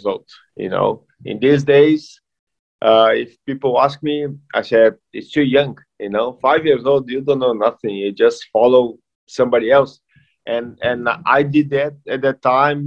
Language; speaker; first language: English; non-native, fluent; Portuguese